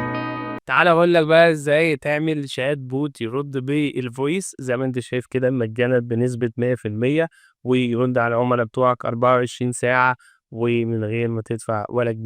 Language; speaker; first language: Arabic; native; Arabic